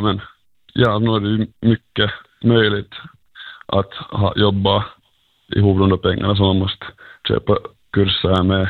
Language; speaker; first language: Swedish; native; Swedish